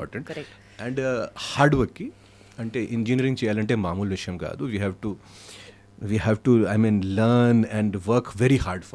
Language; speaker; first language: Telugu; non-native, fluent; Hindi